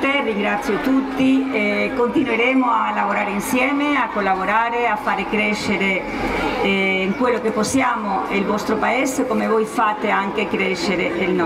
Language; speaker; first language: Italian; non-native, fluent; Spanish